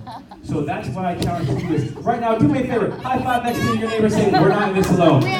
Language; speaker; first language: English; native; English